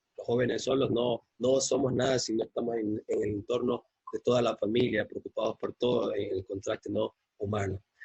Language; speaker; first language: Spanish; native; Spanish